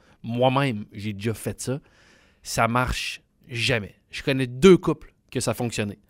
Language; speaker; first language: French; native; French